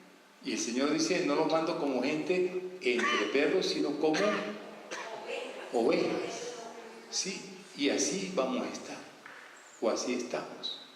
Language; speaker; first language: Spanish; native; Spanish